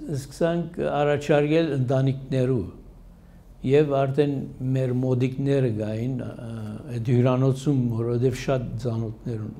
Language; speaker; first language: Armenian; early bilingual, heritage; Armenian